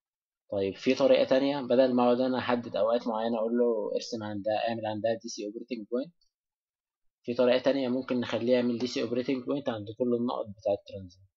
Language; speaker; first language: Arabic; native; Arabic